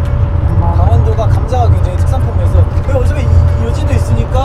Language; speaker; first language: Korean; native; Korean